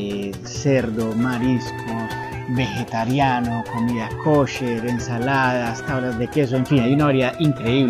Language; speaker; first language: Spanish; native; Spanish